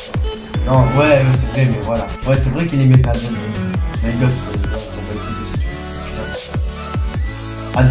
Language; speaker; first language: French; native; French